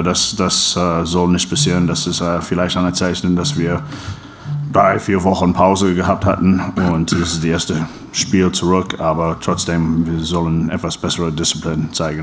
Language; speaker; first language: German; non-native, fluent; English